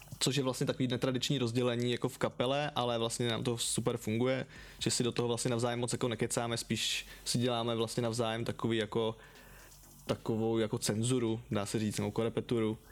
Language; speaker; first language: Czech; native; Czech